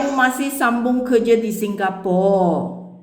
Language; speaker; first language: Indonesian; non-native, learner; Filipino